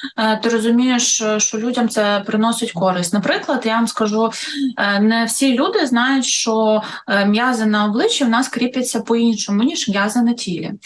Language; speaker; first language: Ukrainian; non-native, local second language; Russian